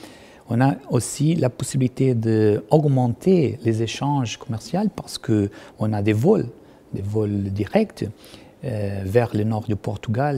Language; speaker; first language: French; non-native, fluent; Portuguese